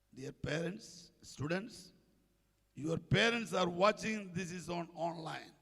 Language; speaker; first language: English; non-native, local second language; Malayalam